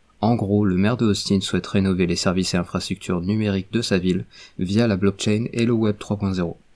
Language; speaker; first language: French; native; French